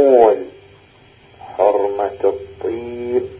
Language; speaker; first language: Arabic; native; Arabic